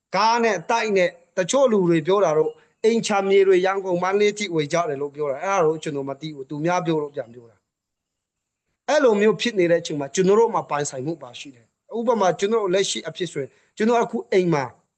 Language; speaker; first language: Burmese; non-native, local second language; Hakha Chin